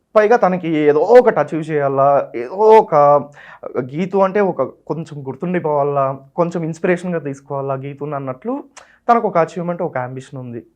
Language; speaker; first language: Telugu; non-native, local second language; Tamil